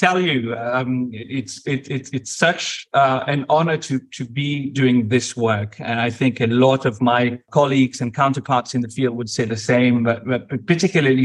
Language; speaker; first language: English; non-native, fluent; Morisyen